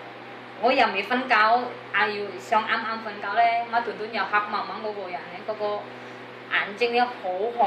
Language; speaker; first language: Chinese; non-native, learner; Indonesian